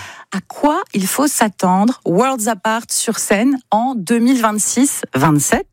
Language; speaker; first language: French; native; French